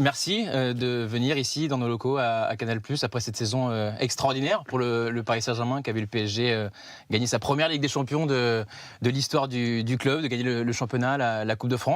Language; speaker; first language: French; native; French